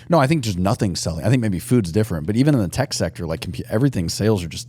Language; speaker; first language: English; native; English